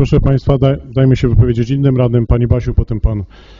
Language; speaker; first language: Polish; native; Polish